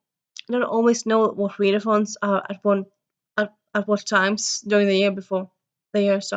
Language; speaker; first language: English; early bilingual, heritage; Norwegian